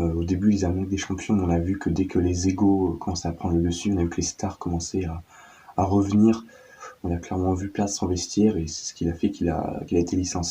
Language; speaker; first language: French; native; French